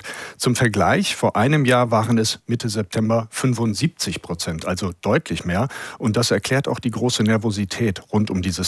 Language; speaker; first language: German; native; German